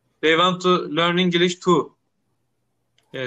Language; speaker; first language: English; non-native, learner; Turkish